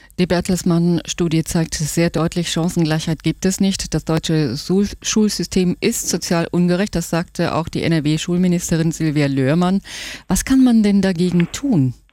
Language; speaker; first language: German; native; German